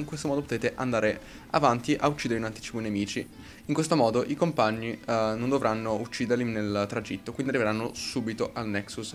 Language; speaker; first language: Italian; native; Italian